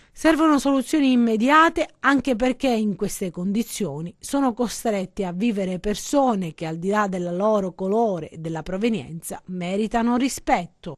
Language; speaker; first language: Italian; native; Italian